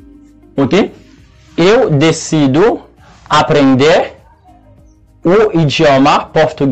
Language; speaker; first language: Portuguese; non-native, learner; Haitian Creole